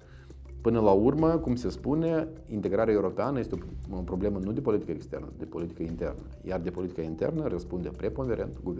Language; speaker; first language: Romanian; native; Romanian